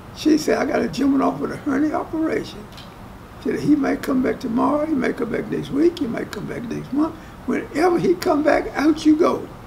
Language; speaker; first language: English; native; English